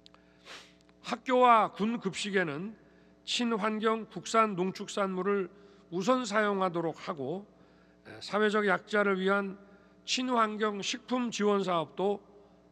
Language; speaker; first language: Korean; native; Korean